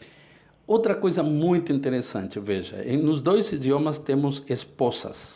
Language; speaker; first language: Portuguese; non-native, fluent; Spanish